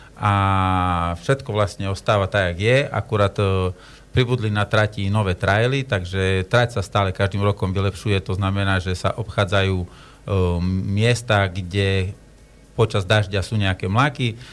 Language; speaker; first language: Slovak; native; Slovak